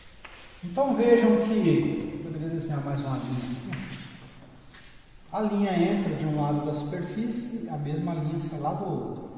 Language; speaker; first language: Portuguese; native; Portuguese